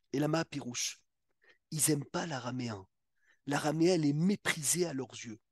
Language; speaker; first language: French; native; French